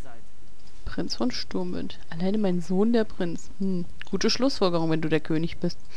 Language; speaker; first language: German; native; German